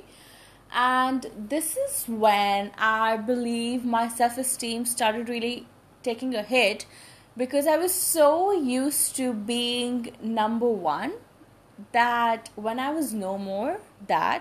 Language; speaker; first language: English; non-native, local second language; Hindi